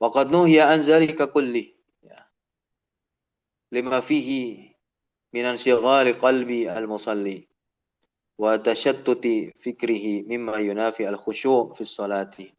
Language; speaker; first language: Arabic; non-native, fluent; Indonesian